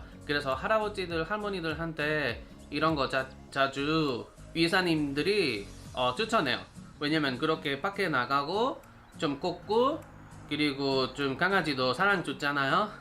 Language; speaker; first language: Korean; non-native, learner; Spanish